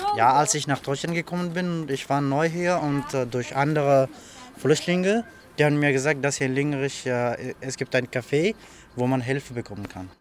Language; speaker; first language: German; non-native, learner; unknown